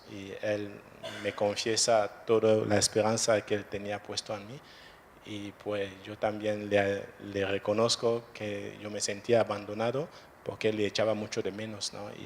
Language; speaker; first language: Spanish; non-native, fluent; French